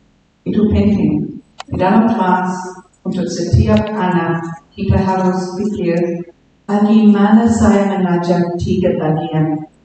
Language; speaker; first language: Indonesian; non-native, learner; English